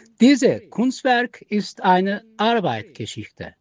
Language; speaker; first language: German; non-native, learner; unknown